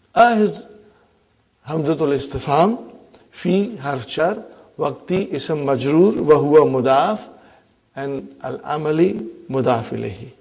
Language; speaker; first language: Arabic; non-native, fluent; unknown